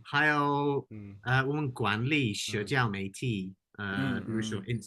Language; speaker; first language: Chinese; non-native, fluent; English